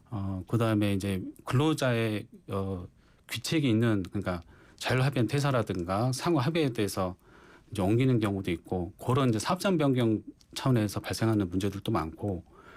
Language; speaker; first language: Korean; native; Korean